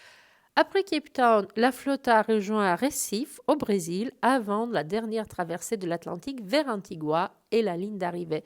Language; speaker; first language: French; native; French